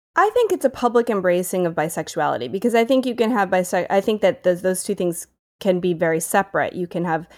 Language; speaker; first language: English; native; English